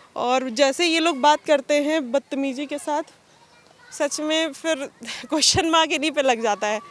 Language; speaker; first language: Hindi; native; Hindi